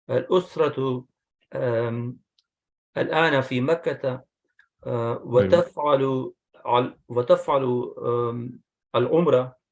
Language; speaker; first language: Arabic; non-native, learner; English